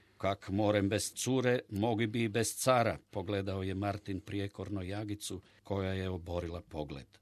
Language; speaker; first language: Croatian; native; Croatian